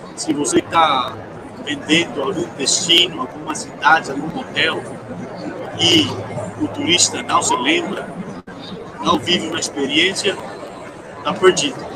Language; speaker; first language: Portuguese; non-native, fluent; Spanish